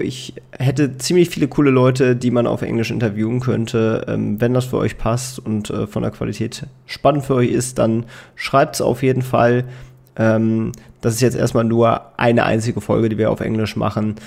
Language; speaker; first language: German; native; German